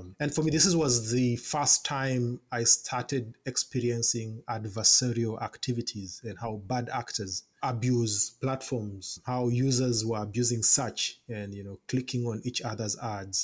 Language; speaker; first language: English; non-native, local second language; Ganda